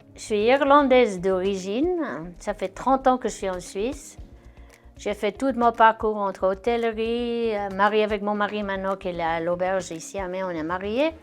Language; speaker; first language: French; non-native, fluent; English